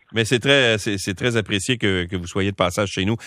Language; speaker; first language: French; native; French